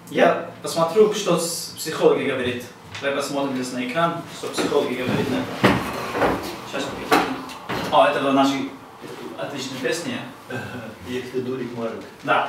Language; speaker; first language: Russian; non-native, learner; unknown